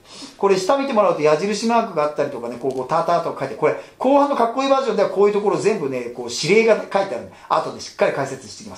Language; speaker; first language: Japanese; native; Japanese